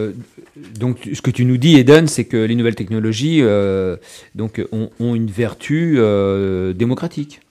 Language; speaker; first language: French; native; French